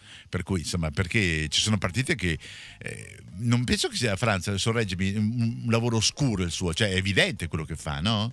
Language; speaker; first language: Italian; native; Italian